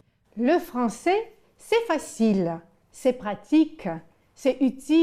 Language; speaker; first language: French; non-native, fluent; Ukrainian